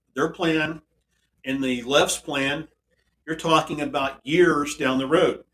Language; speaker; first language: English; native; English